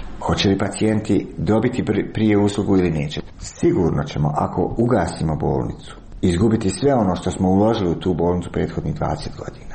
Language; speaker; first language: Serbian; native; Serbian